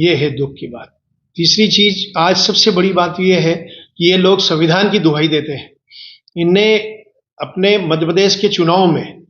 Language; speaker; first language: Hindi; native; Hindi